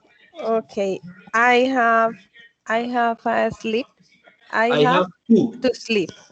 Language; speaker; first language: English; non-native, learner; Spanish